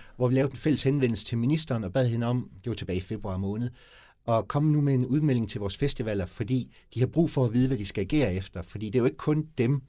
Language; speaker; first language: Danish; native; Danish